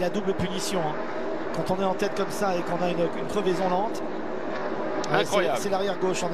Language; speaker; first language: French; native; French